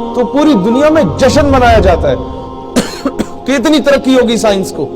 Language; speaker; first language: Urdu; native; Urdu